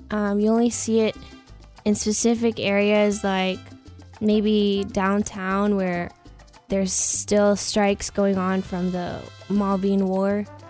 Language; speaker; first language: English; early bilingual, other home language; Spanish